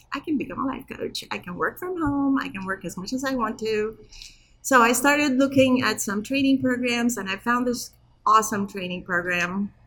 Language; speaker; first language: English; non-native, fluent; Turkish